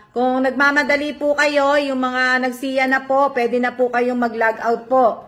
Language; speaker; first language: Filipino; native; Filipino